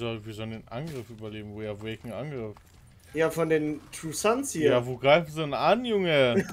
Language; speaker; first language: German; native; German